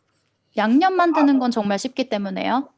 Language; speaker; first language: Korean; native; Korean